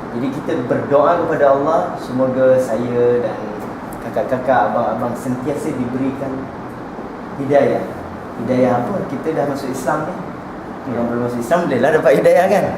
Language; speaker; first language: Malay; native; Malay